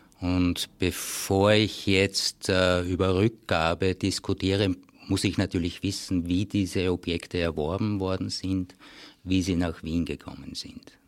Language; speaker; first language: German; native; German